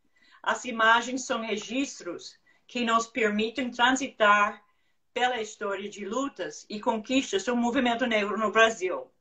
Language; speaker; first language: Portuguese; non-native, fluent; English